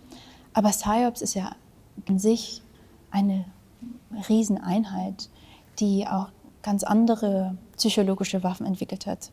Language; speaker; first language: German; early bilingual, other home language; Vietnamese